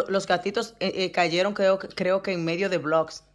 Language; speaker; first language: Spanish; native; Spanish